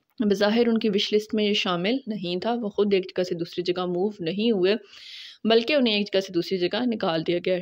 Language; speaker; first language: Urdu; native; Urdu